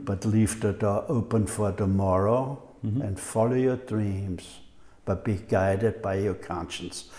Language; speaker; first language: English; non-native, fluent; German